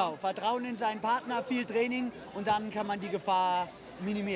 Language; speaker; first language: German; native; German